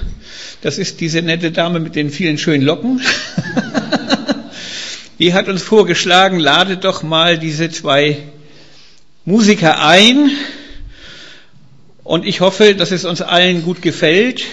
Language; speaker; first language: German; native; German